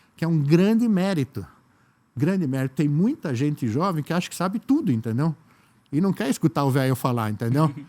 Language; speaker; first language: Portuguese; native; Portuguese